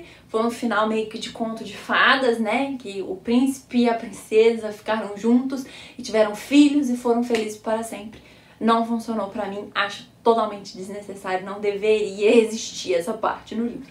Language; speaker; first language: Portuguese; native; Portuguese